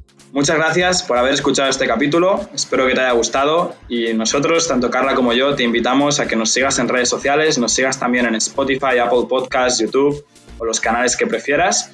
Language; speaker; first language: Spanish; native; Spanish